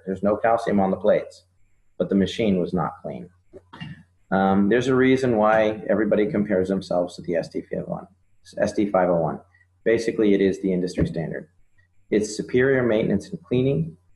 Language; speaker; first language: English; native; English